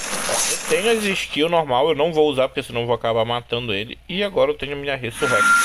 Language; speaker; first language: Portuguese; native; Portuguese